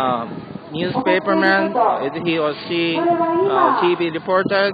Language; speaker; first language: English; non-native, learner; Japanese